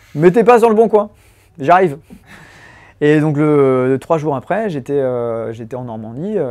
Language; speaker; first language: French; native; French